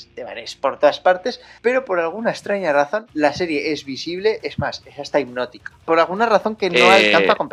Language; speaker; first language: Spanish; native; Spanish